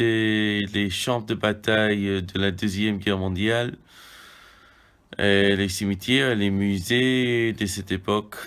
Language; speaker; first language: French; non-native, learner; English